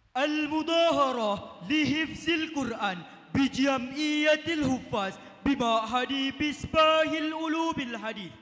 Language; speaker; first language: Arabic; non-native, fluent; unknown